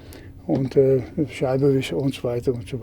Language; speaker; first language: German; non-native, learner; Dutch